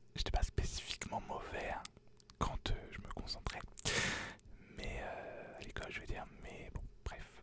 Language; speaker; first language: French; native; French